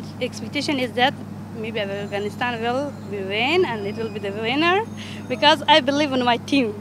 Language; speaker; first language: English; non-native, learner; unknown